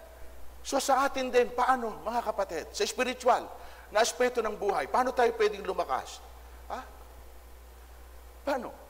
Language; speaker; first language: Filipino; native; Filipino